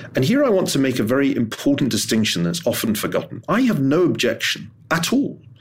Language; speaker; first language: English; native; English